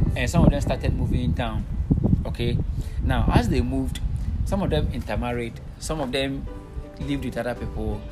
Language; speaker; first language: English; non-native, local second language; Akan